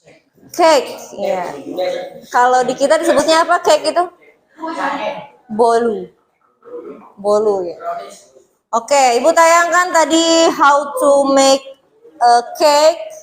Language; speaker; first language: Indonesian; native; Indonesian